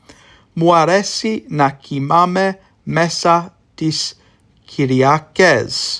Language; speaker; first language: Greek; non-native, learner; English